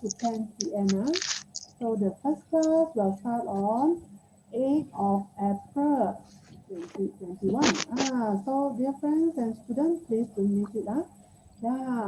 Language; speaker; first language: English; non-native, local second language; Chinese